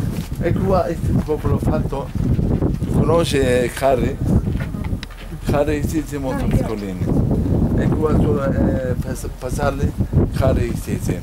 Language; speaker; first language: Italian; non-native, learner; Turkish